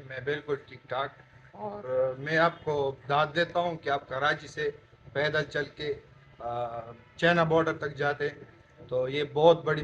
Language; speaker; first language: Hindi; non-native, local second language; Pashto